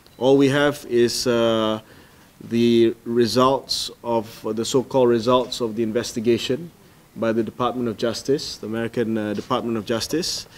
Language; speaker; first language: English; non-native, local second language; Malay